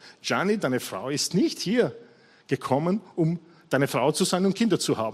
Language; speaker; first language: German; non-native, fluent; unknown